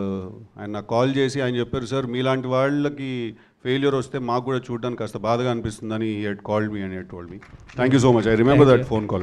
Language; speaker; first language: Telugu; native; Telugu